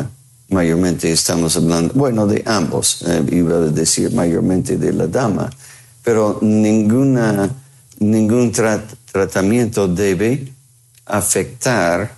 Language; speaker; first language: Spanish; non-native, fluent; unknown